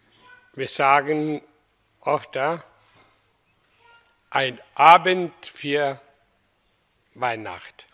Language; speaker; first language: German; non-native, learner; Hindi